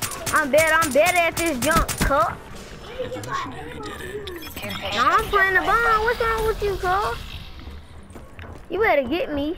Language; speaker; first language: English; native; English